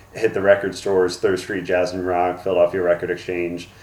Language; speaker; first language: English; native; English